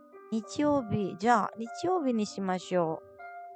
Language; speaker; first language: Japanese; non-native, fluent; Indonesian